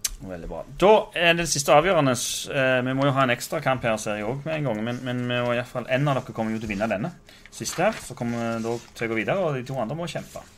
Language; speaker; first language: Norwegian; native; Norwegian